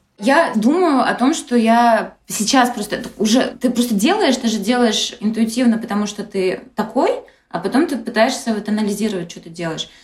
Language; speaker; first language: Russian; native; Russian